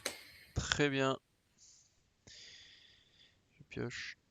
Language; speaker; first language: French; native; French